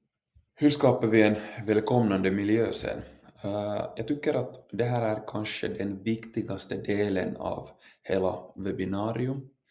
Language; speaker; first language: Swedish; non-native, local second language; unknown